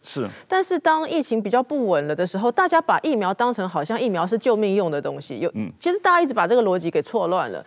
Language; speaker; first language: Chinese; native; Chinese